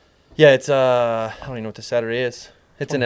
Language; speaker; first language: English; native; English